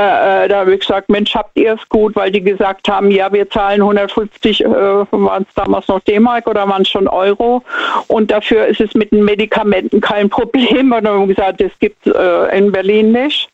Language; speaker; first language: German; native; German